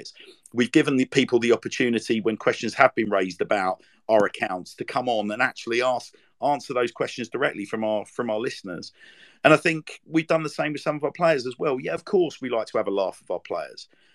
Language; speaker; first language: English; native; English